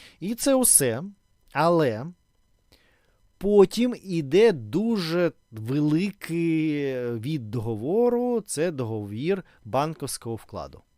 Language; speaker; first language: Ukrainian; non-native, local second language; Russian